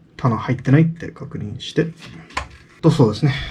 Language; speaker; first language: Japanese; non-native, learner; English